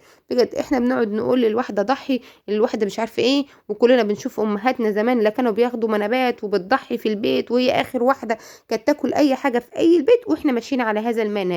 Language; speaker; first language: Arabic; native; Arabic